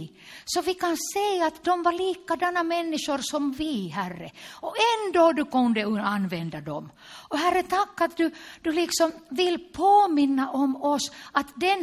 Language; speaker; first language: Swedish; non-native, local second language; Finnish